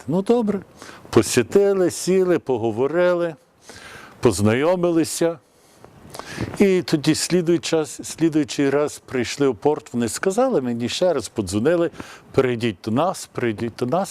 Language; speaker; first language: Ukrainian; early bilingual, heritage; Ukrainian